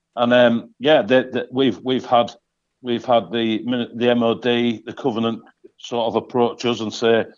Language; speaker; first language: English; native; English